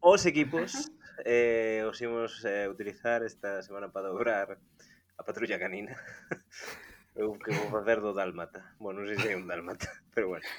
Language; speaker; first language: Galician; native; Galician